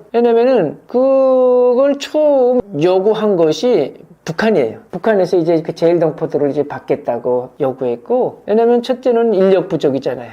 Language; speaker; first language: Korean; native; Korean